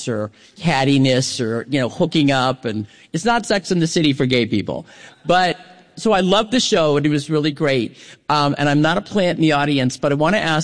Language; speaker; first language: English; native; English